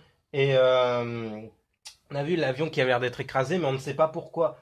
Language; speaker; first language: French; native; French